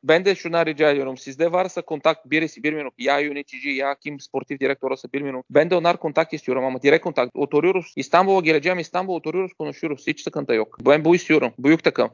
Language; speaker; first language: Turkish; non-native, learner; Bulgarian